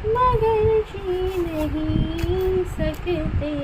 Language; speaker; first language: Hindi; non-native, local second language; Marathi